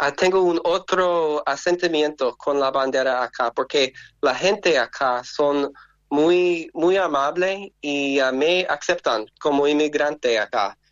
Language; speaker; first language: Spanish; non-native, learner; English